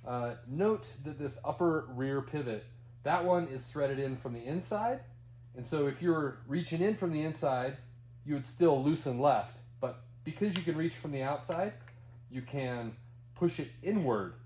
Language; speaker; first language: English; native; English